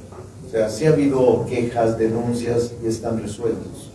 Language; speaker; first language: Spanish; native; Spanish